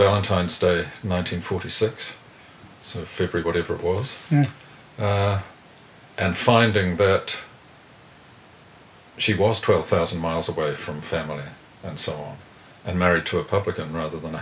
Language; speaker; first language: English; native; English